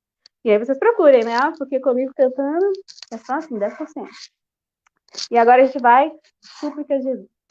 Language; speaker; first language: Portuguese; native; Portuguese